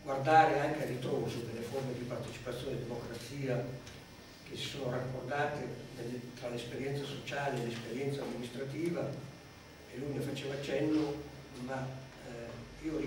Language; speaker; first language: Italian; native; Italian